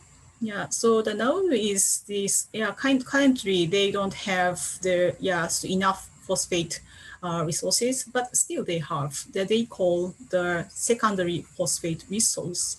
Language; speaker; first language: English; non-native, fluent; Japanese